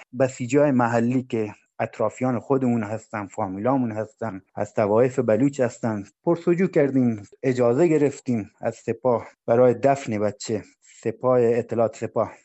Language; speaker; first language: Persian; non-native, local second language; Baluchi